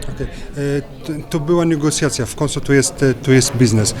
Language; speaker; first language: Polish; non-native, learner; French